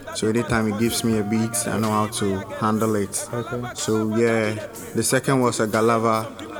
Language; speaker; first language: English; non-native, local second language; Ewe